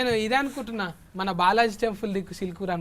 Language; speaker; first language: Telugu; native; Telugu